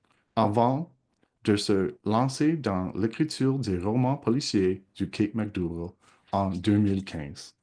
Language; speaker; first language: French; non-native, local second language; English